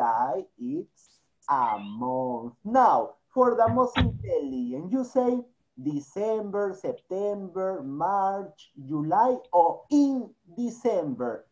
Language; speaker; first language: English; non-native, fluent; Spanish